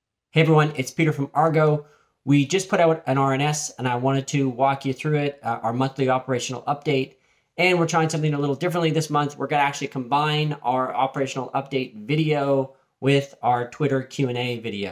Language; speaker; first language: English; early bilingual, other home language; French